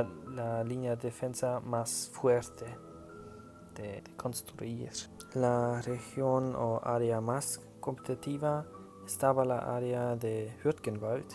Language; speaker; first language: Spanish; non-native, learner; German